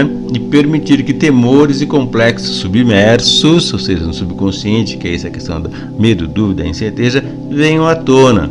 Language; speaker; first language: Portuguese; native; Portuguese